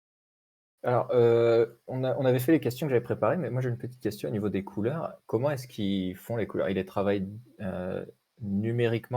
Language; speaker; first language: French; native; French